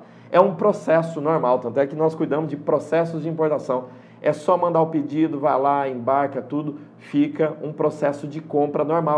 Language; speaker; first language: Portuguese; native; Portuguese